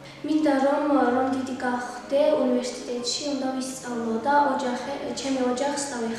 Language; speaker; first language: Georgian; non-native, local second language; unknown